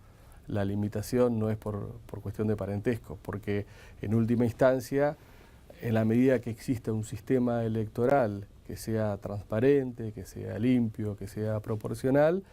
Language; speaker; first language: Spanish; native; Spanish